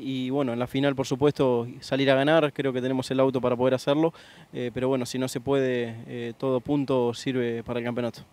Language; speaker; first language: Spanish; native; Spanish